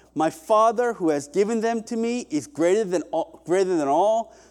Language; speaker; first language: English; early bilingual, other home language; Korean